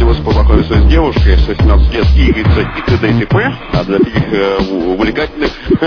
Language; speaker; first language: Russian; native; Russian